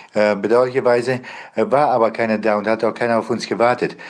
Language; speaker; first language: German; non-native, fluent; Bosnian